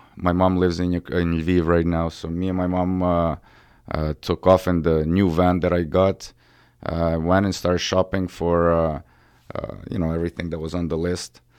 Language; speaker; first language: English; early bilingual, other home language; Ukrainian